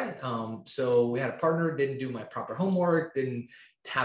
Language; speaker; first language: English; non-native, fluent; Spanish